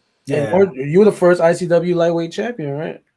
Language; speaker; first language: English; native; English